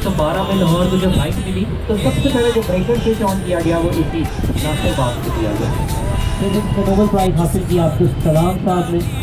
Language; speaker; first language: Hindi; native; Hindi